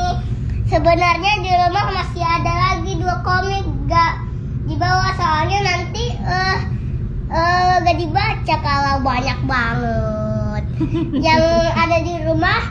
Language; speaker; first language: Indonesian; early bilingual, heritage; Indonesian